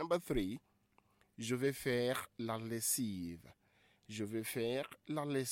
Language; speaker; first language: French; non-native, fluent; Igbo